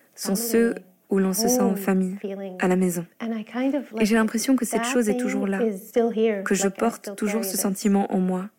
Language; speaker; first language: French; non-native, fluent; Arabic